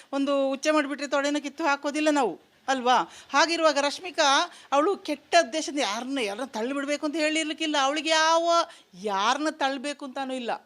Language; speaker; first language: Kannada; non-native, local second language; Kodava